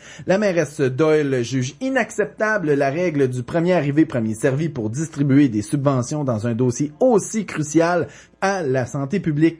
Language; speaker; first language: French; native; French